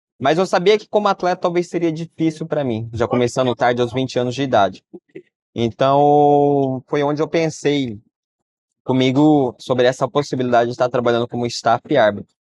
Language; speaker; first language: Portuguese; early bilingual, heritage; Portuguese